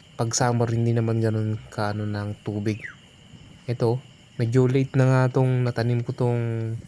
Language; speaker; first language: Filipino; non-native, local second language; Iloko